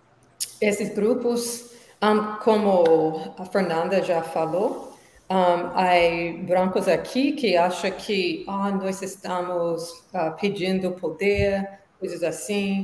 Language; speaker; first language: Portuguese; non-native, learner; English